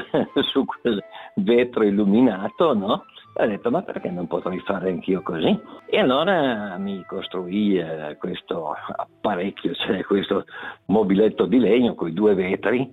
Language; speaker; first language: Italian; native; Italian